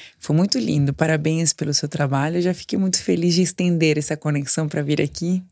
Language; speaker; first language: Portuguese; non-native, fluent; Spanish